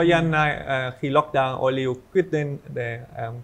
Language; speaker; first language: Vietnamese; non-native, learner; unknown